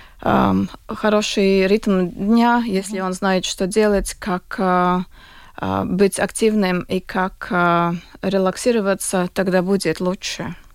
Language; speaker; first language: Russian; non-native, local second language; Latvian